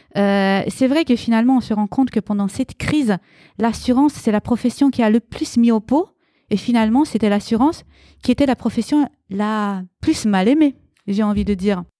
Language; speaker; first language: French; early bilingual, other home language; Romanian